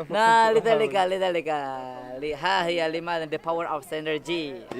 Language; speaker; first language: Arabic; non-native, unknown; Indonesian